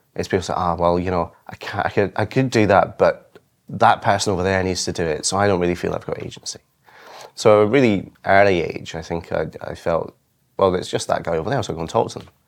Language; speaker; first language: English; native; English